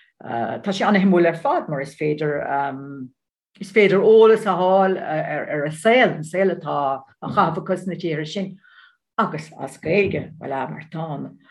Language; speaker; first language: Irish; non-native, learner; Dutch